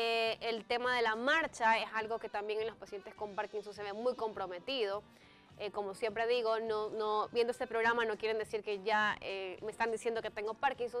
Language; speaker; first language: Spanish; native; Spanish